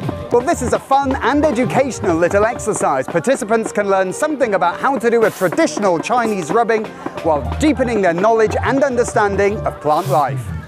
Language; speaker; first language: English; native; English